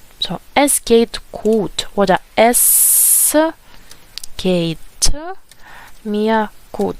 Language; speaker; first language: German; non-native, fluent; Ukrainian